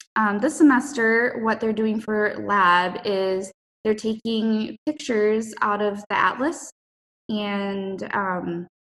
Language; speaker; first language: English; native; English